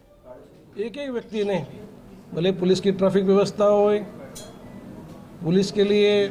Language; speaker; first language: Hindi; non-native, local second language; Gujarati